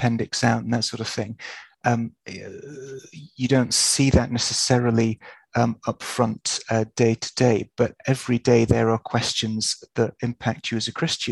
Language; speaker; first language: English; native; English